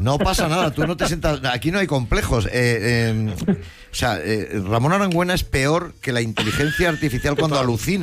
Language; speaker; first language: Spanish; native; Spanish